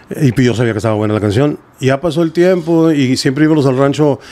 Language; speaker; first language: Spanish; early bilingual, heritage; Spanish